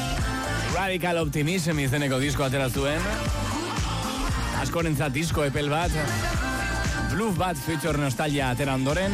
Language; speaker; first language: Basque; native; Basque